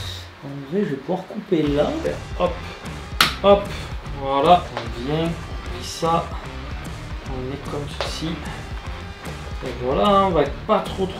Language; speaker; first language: French; native; French